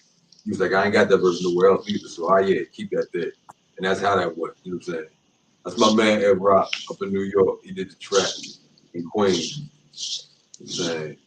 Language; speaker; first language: English; native; English